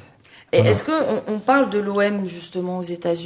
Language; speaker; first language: French; native; French